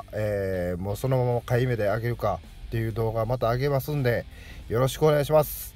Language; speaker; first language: Japanese; native; Japanese